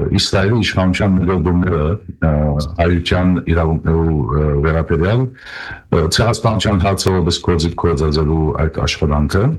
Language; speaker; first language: Armenian; early bilingual, heritage; Armenian